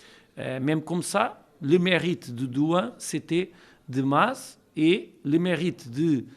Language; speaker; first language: French; non-native, learner; Portuguese